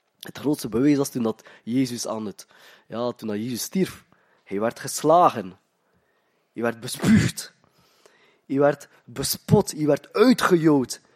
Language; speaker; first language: Dutch; native; Dutch